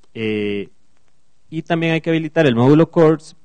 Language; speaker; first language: Spanish; native; Spanish